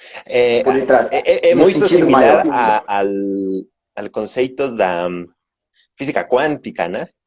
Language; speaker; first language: Portuguese; non-native, learner; Spanish